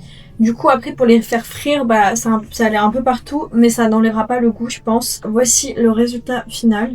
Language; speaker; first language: French; native; French